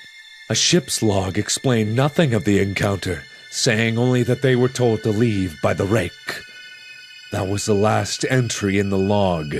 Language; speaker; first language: English; native; English